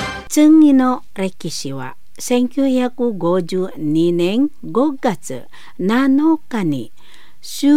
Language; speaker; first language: Japanese; non-native, learner; Indonesian